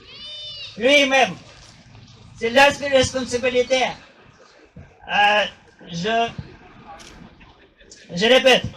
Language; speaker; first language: French; non-native, learner; Russian